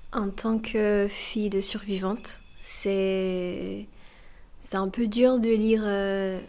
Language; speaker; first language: French; non-native, local second language; Kinyarwanda